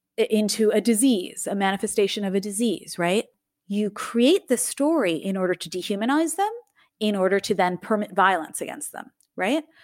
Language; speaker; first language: English; native; English